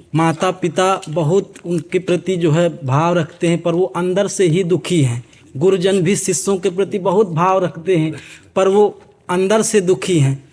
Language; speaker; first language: Hindi; native; Hindi